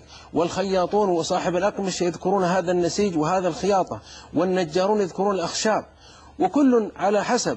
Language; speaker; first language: Arabic; native; Arabic